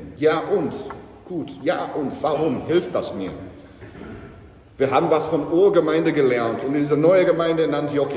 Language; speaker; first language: German; non-native, fluent; English